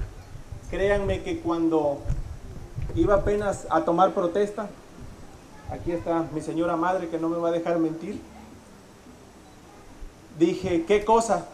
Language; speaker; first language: Spanish; native; Spanish